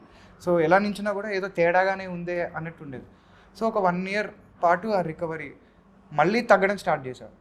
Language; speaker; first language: Telugu; native; Telugu